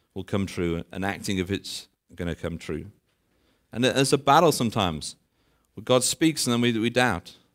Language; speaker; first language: English; native; English